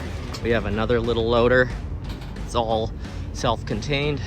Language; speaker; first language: English; native; English